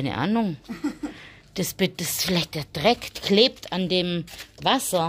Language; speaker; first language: German; native; German